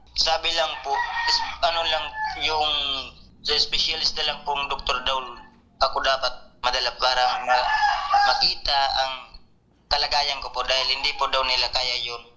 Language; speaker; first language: Filipino; non-native, local second language; Bikol